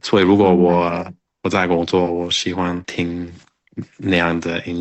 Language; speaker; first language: Chinese; non-native, learner; English